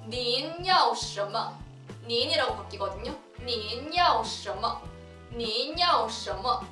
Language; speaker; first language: Chinese; non-native, fluent; Korean